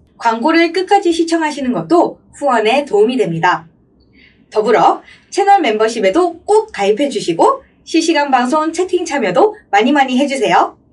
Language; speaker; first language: Korean; native; Korean